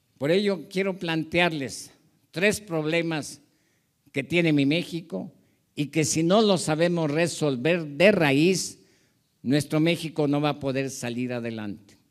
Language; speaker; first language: Spanish; early bilingual, other home language; Japanese